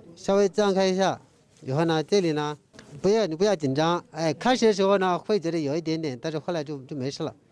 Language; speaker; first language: Chinese; non-native, fluent; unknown